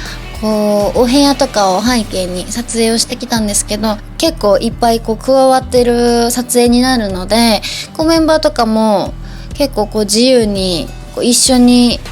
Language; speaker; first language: Japanese; native; Japanese